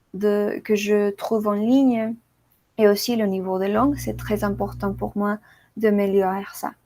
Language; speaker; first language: French; non-native, learner; Spanish